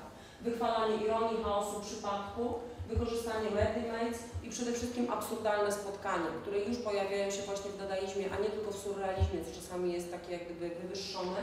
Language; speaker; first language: Polish; native; Polish